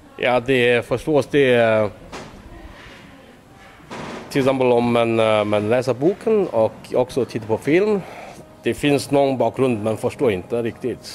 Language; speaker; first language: Swedish; non-native, fluent; Chinese